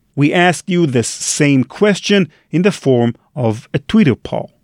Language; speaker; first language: English; non-native, fluent; Hebrew